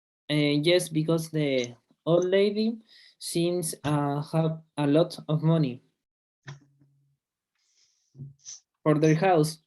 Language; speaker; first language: English; non-native, learner; Spanish